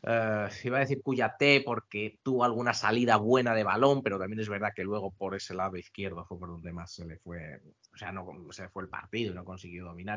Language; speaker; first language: Spanish; native; Spanish